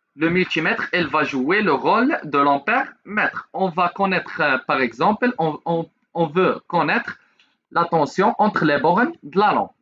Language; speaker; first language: French; non-native, local second language; Arabic